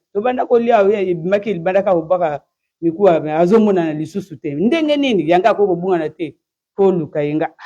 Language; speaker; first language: Lingala; native; Lingala